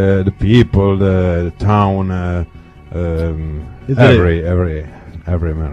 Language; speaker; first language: English; non-native, learner; Italian